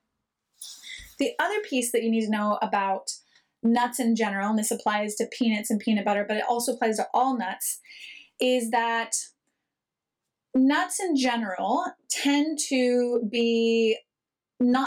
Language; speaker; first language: English; native; English